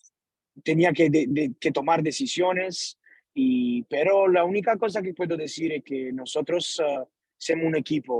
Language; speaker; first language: Spanish; non-native, learner; Italian